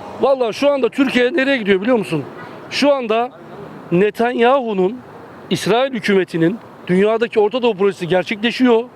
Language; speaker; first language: Turkish; native; Turkish